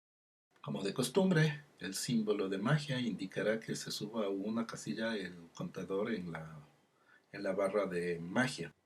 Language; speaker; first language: Spanish; native; Spanish